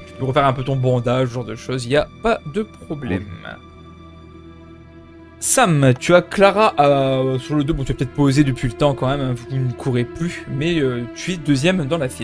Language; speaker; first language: French; native; French